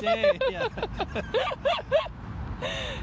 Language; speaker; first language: English; non-native, fluent; German